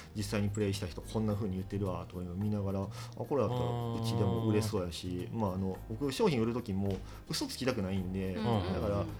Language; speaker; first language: Japanese; native; Japanese